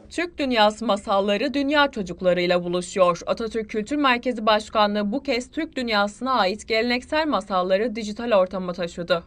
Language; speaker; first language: Turkish; native; Turkish